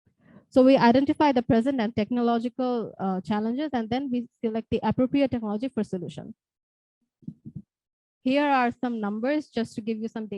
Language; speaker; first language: English; non-native, local second language; Bangla